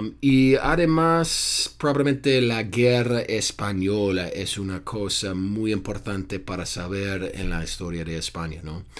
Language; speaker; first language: Spanish; non-native, fluent; English